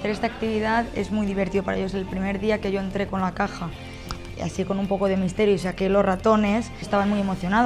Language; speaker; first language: Spanish; native; Spanish